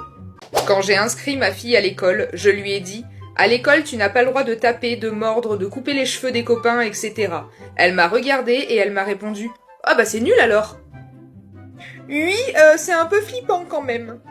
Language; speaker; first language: French; native; French